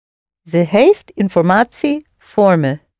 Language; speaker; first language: Dutch; non-native, learner; English